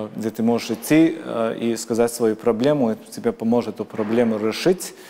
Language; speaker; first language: Russian; non-native, local second language; Latvian